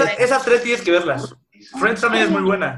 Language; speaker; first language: Spanish; native; Spanish